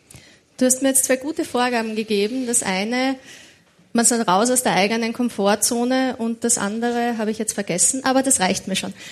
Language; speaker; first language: German; native; German